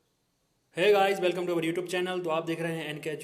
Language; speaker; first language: Hindi; native; Hindi